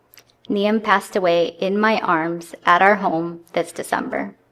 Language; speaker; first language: English; native; English